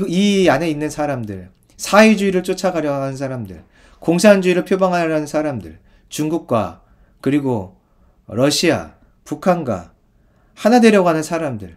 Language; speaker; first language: Korean; native; Korean